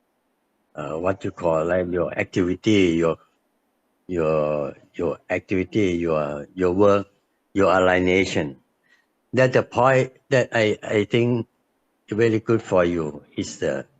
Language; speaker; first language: English; non-native, learner; Thai